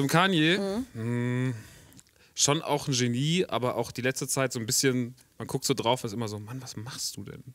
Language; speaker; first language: German; native; German